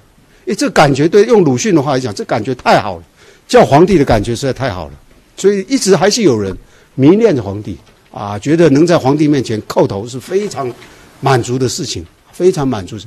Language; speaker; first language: Chinese; native; Chinese